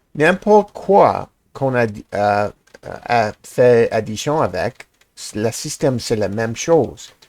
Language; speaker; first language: French; non-native, learner; English